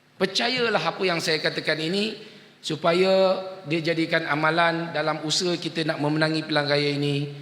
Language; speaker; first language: Malay; native; Malay